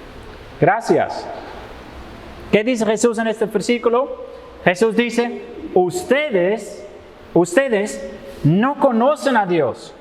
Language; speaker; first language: Spanish; non-native, fluent; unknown